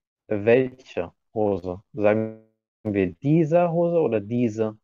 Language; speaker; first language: German; non-native, fluent; Arabic